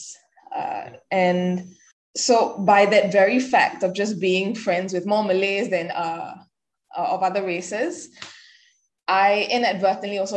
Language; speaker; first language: English; native; English